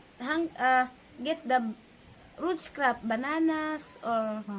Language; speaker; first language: English; non-native, learner; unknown